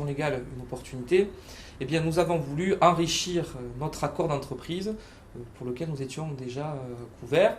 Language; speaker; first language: French; native; French